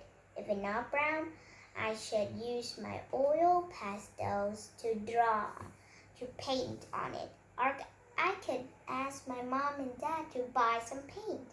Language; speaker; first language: English; non-native, learner; Vietnamese